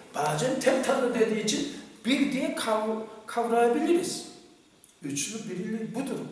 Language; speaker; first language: Turkish; non-native, fluent; Korean